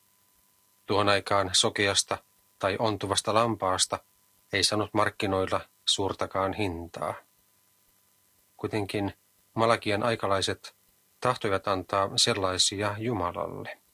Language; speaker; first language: Finnish; native; Finnish